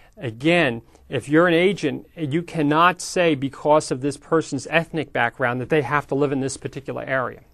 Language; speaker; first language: English; native; English